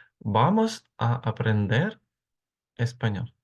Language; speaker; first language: Spanish; non-native, learner; Ukrainian